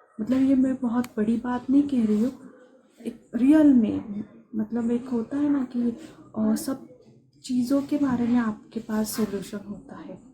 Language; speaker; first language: Hindi; non-native, local second language; Marathi